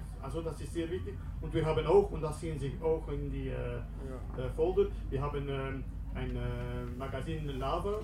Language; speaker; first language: German; non-native, learner; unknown